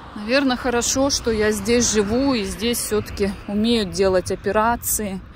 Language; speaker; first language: Russian; native; Russian